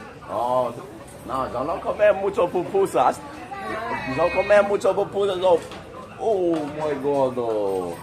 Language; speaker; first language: Spanish; non-native, learner; English